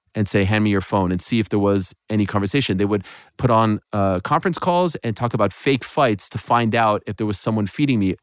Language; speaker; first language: English; native; English